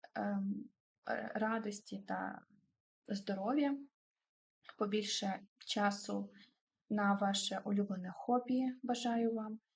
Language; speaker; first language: Ukrainian; non-native, local second language; Russian